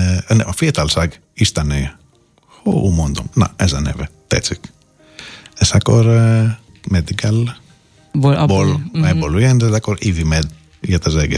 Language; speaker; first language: Hungarian; non-native, fluent; Greek